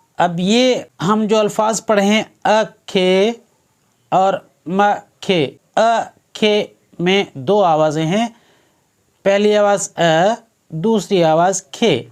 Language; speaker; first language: Urdu; non-native, local second language; Sindhi